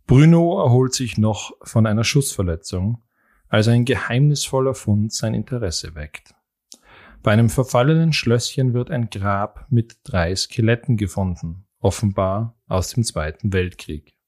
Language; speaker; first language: German; native; German